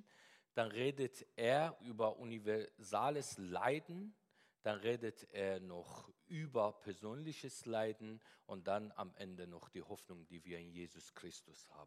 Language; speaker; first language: German; non-native, fluent; Persian